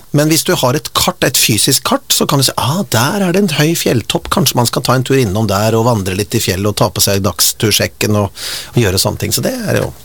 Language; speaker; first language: Norwegian; native; Norwegian